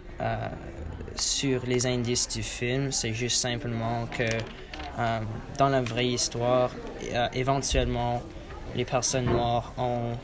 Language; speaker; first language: French; non-native, learner; English